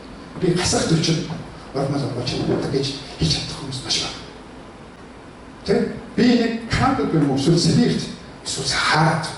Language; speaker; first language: Mongolian; early bilingual, heritage; Mongolian